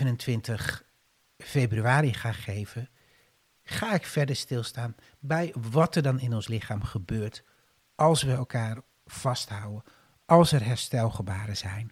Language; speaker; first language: Dutch; native; Dutch